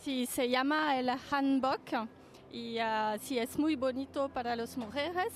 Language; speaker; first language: Spanish; non-native, fluent; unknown